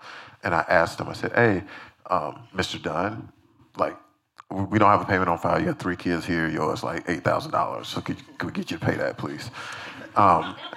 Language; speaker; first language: English; native; English